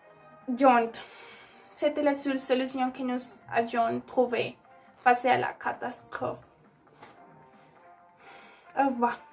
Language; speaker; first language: French; non-native, learner; Spanish